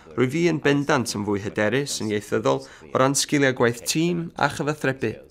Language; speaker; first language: Welsh; non-native, local second language; English